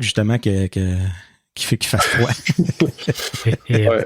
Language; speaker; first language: French; native; French